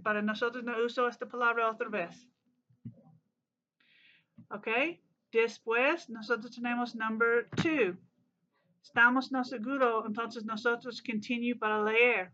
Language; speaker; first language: Spanish; non-native, learner; English